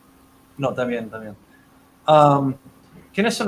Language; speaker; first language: Spanish; non-native, fluent; English